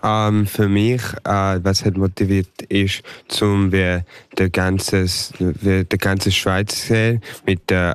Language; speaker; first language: German; non-native, learner; English